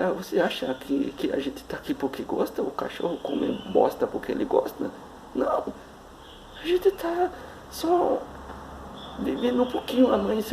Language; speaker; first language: Portuguese; non-native, fluent; Haitian Creole